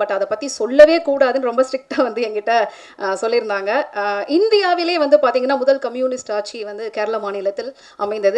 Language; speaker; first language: Tamil; native; Tamil